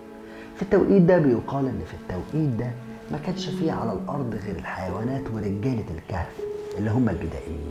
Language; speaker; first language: Arabic; native; Arabic